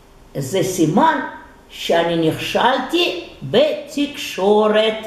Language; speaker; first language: Hebrew; non-native, fluent; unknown